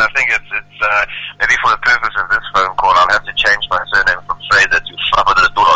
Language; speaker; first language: English; native; English